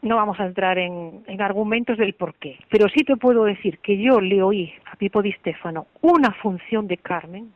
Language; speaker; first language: Spanish; native; Spanish